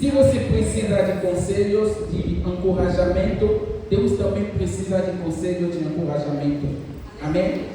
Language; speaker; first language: Portuguese; non-native, fluent; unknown